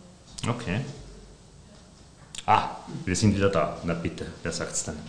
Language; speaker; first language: German; native; German